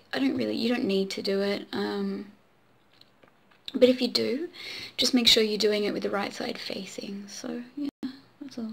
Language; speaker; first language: English; native; English